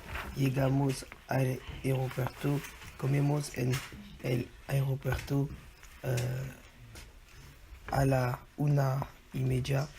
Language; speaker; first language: Spanish; non-native, learner; French